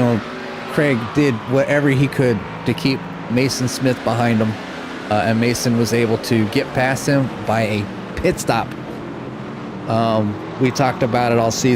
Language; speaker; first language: English; native; English